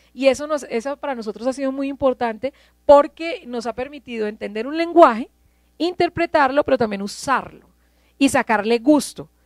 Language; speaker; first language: Spanish; native; Spanish